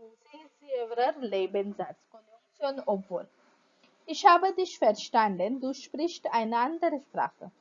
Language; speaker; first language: German; non-native, fluent; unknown